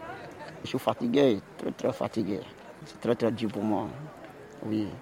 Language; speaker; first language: French; non-native, learner; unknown